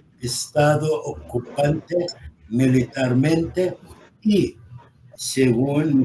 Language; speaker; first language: Spanish; non-native, fluent; Arabic